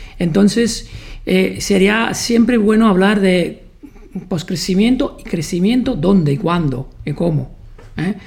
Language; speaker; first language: Spanish; non-native, fluent; Italian